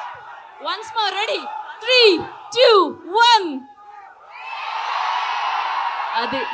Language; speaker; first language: Telugu; native; Telugu